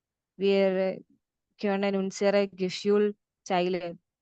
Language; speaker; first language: German; non-native, learner; Malayalam